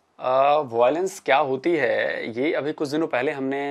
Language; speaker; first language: Hindi; native; Hindi